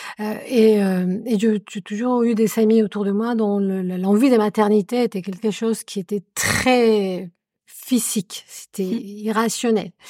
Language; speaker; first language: French; non-native, fluent; Spanish